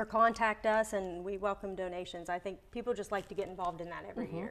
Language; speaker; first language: English; native; English